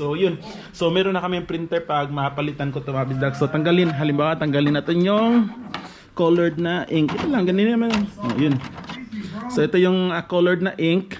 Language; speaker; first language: Filipino; non-native, local second language; Cebuano